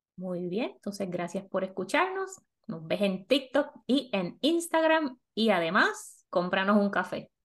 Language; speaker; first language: Spanish; native; Spanish